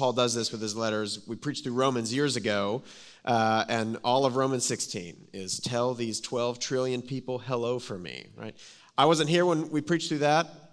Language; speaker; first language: English; native; English